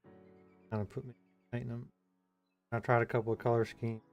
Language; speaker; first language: English; native; English